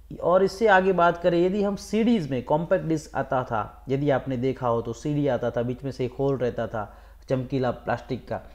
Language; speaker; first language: Hindi; non-native, local second language; Gujarati